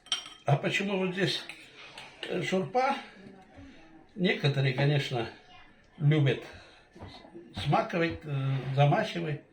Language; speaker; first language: Russian; non-native, local second language; Tatar